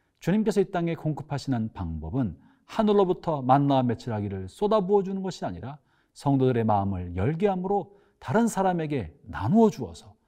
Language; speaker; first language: Korean; native; Korean